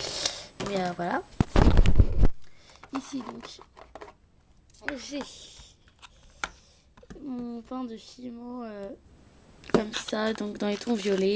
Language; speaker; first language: French; native; French